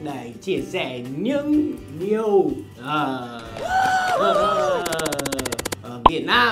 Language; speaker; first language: Vietnamese; non-native, fluent; English